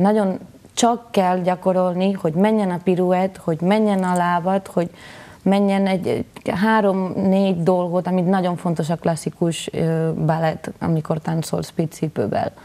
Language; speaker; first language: Hungarian; non-native, learner; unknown